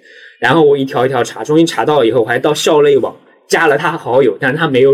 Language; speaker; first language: Chinese; native; Chinese